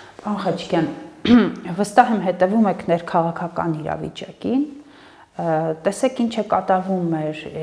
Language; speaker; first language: Armenian; native; Armenian